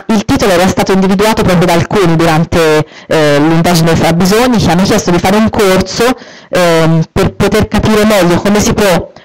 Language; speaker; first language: Italian; native; Italian